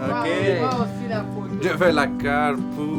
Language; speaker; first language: French; non-native, learner; Spanish